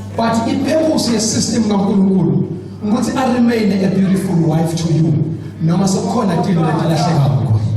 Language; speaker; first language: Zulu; non-native, local second language; Swati